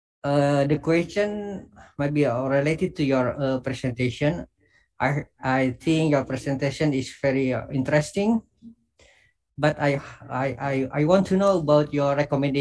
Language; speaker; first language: English; non-native, learner; Indonesian